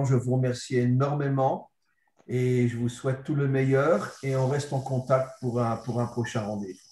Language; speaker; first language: French; native; French